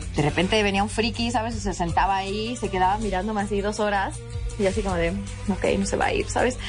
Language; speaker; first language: Spanish; native; Spanish